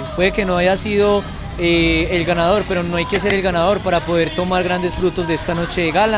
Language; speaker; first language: Spanish; native; Spanish